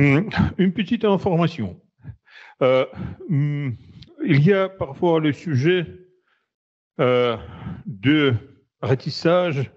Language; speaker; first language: French; non-native, fluent; Russian